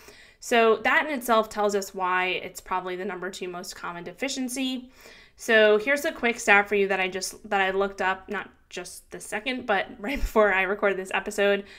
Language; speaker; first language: English; native; English